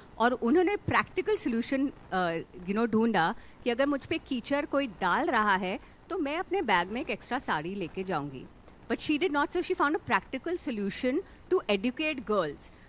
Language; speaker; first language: Hindi; native; Hindi